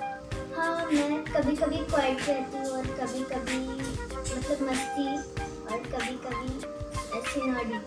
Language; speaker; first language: Hindi; non-native, local second language; Malayalam